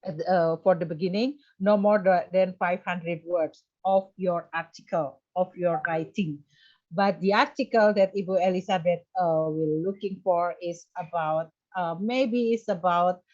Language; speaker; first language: English; non-native, fluent; Indonesian